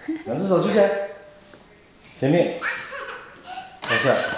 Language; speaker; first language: Chinese; native; Chinese